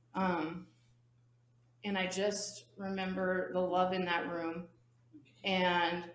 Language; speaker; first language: English; native; English